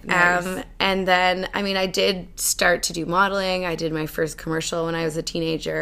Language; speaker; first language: English; native; English